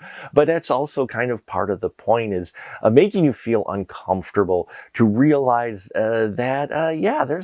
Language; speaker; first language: English; native; English